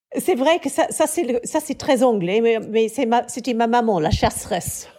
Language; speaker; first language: French; non-native, fluent; English